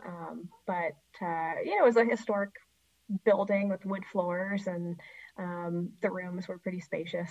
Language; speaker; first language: English; native; English